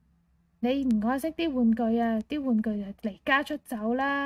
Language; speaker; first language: Cantonese; native; Cantonese